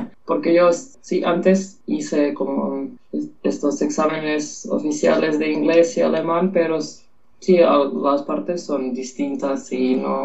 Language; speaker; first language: Spanish; non-native, fluent; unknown